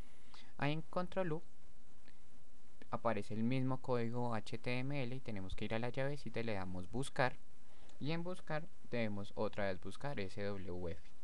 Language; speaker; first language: Spanish; native; Spanish